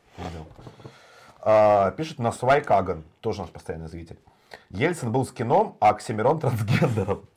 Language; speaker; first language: Russian; native; Russian